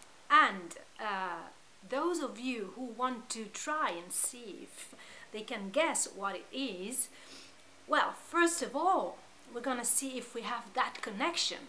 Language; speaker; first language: English; non-native, fluent; Italian